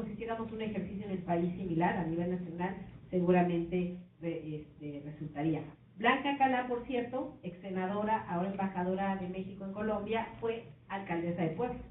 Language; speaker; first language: Spanish; native; Spanish